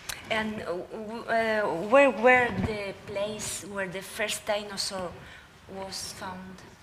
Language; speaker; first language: English; non-native, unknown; Spanish